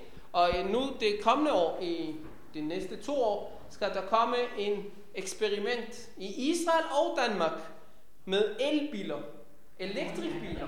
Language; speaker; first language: Danish; non-native, fluent; Hebrew